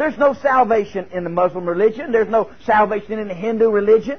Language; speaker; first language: English; native; English